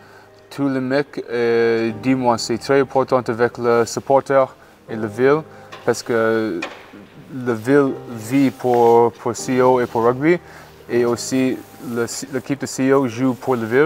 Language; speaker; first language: French; non-native, learner; English